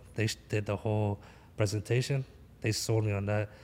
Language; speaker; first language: English; native; English